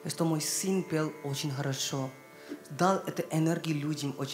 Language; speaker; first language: Russian; non-native, learner; Hindi